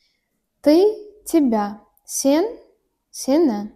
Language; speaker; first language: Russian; non-native, fluent; Uzbek